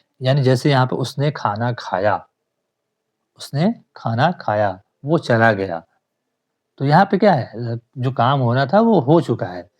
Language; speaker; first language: Urdu; native; Urdu